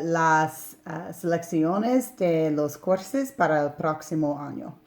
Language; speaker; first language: Spanish; non-native, learner; English